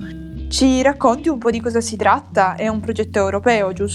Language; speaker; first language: Italian; native; Italian